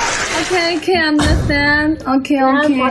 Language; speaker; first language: English; non-native, learner; Korean